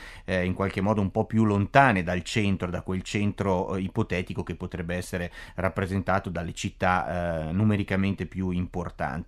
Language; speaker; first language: Italian; native; Italian